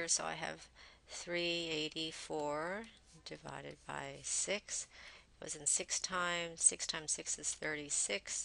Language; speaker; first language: English; native; English